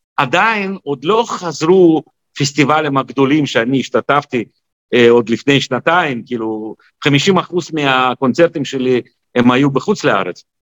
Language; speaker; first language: Hebrew; non-native, fluent; Russian